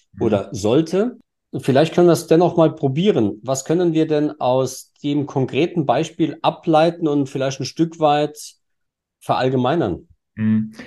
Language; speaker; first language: German; native; German